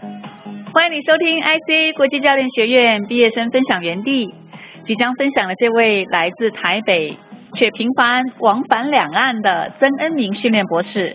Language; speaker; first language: Chinese; native; Chinese